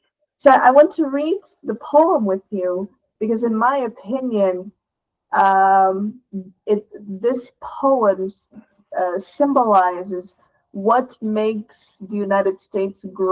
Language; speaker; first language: English; non-native, fluent; Portuguese